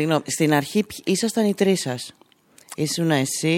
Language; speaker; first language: Greek; native; Greek